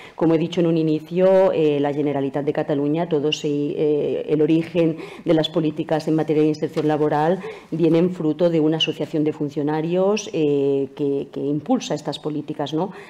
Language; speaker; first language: Spanish; non-native, local second language; Catalan